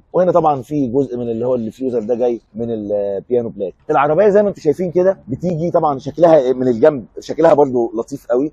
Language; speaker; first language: Arabic; native; Arabic